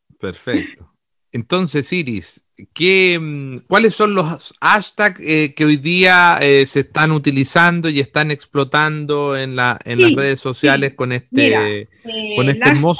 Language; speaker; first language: Spanish; native; Spanish